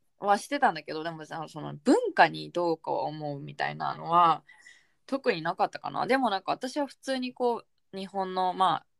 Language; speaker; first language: Japanese; early bilingual, heritage; Japanese